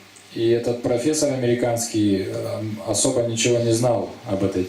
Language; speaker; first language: Russian; native; Russian